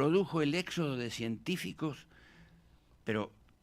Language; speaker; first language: Spanish; native; Spanish